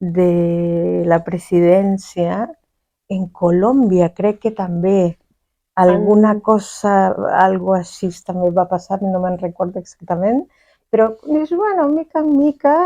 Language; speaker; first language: Catalan; non-native, fluent; Spanish